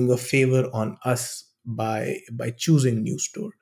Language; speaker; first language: English; non-native, local second language; Hindi